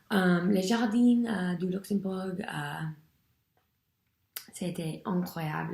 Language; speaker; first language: French; non-native, learner; English